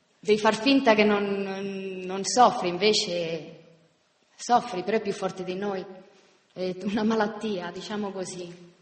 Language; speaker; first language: Italian; non-native, fluent; Spanish